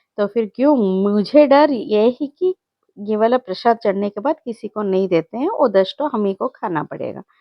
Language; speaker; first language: Hindi; non-native, local second language; Telugu